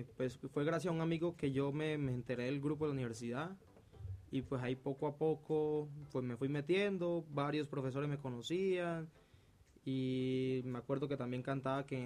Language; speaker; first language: Spanish; native; Spanish